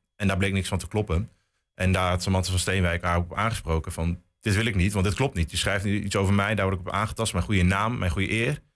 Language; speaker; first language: Dutch; native; Dutch